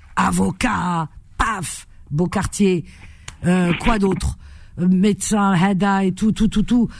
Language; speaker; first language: French; native; French